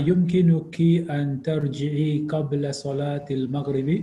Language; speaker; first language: Arabic; non-native, learner; English